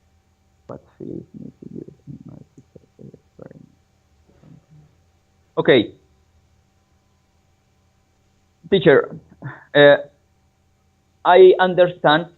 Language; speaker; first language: English; non-native, learner; Spanish